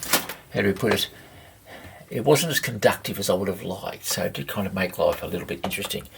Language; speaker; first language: English; native; English